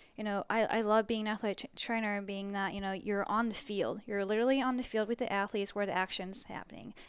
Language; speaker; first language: English; early bilingual, other home language; Japanese